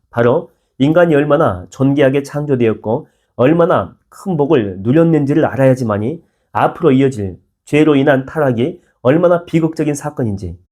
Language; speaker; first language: Korean; native; Korean